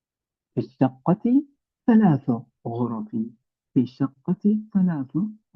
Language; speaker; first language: Arabic; non-native, fluent; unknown